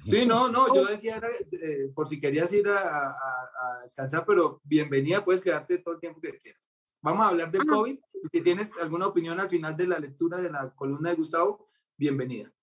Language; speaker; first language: Spanish; native; Spanish